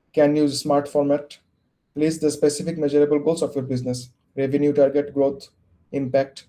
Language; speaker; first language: English; non-native, local second language; Bangla